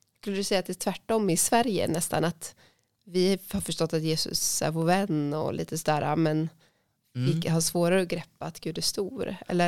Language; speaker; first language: Swedish; native; Swedish